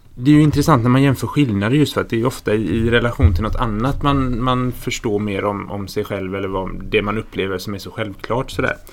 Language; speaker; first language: Swedish; native; Swedish